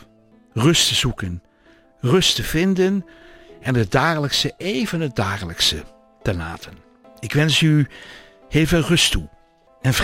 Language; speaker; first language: Dutch; native; Dutch